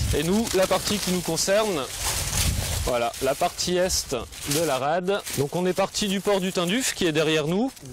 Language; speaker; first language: French; native; French